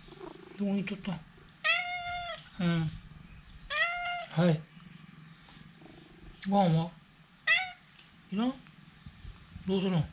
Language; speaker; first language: Japanese; native; Japanese